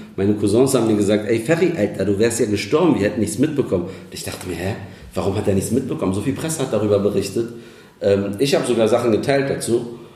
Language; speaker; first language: German; early bilingual, other home language; Turkish